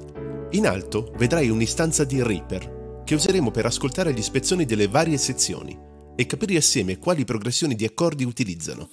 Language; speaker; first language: Italian; native; Italian